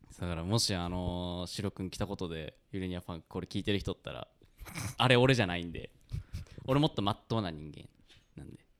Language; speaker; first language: Japanese; native; Japanese